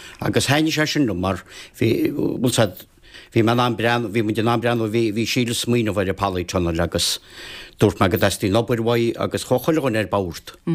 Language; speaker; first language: Irish; native; Irish